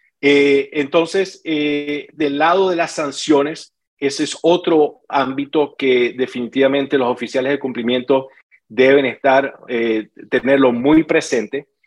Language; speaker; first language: Spanish; native; Spanish